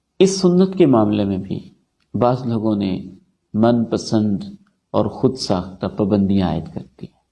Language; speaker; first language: Urdu; non-native, local second language; Punjabi